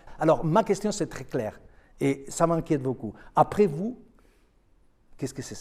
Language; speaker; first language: French; non-native, fluent; Spanish